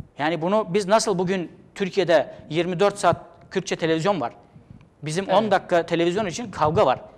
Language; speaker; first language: Turkish; native; Turkish